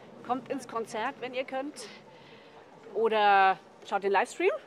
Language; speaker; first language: German; native; German